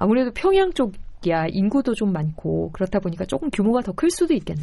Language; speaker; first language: Korean; native; Korean